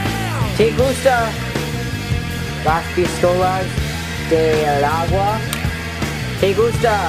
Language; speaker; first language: Spanish; non-native, learner; English